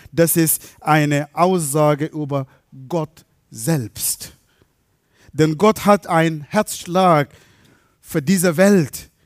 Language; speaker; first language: German; non-native, fluent; Arabic